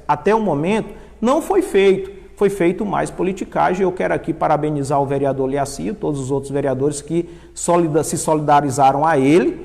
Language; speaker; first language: Portuguese; native; Portuguese